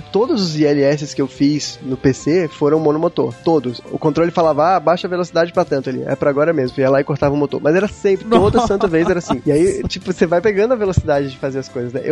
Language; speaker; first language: Portuguese; native; Portuguese